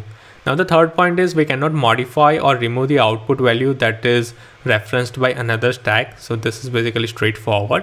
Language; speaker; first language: English; non-native, local second language; Hindi